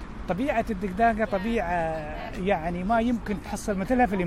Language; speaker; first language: Arabic; native; Arabic